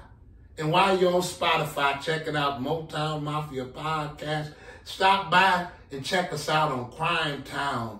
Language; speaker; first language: English; native; English